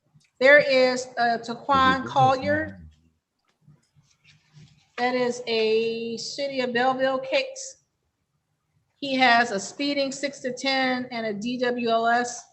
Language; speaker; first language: English; native; English